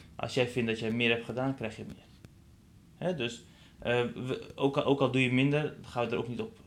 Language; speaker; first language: Dutch; non-native, fluent; Persian